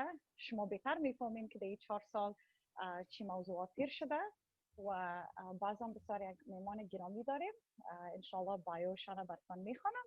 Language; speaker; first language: Persian; early bilingual, heritage; Persian